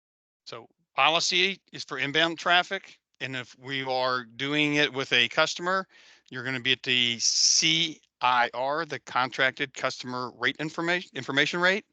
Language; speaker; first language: English; native; English